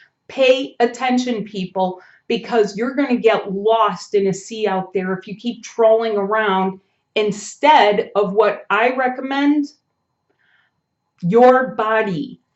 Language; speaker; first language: English; native; English